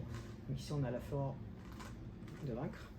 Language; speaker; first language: French; native; French